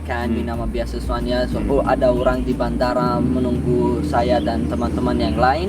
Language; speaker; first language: Indonesian; non-native, learner; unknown